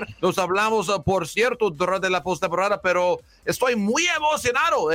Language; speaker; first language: Spanish; non-native, learner; English